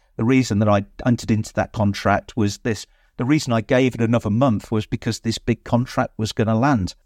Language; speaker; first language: English; native; English